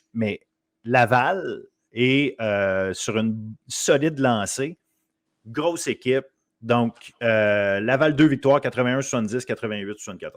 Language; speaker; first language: French; native; French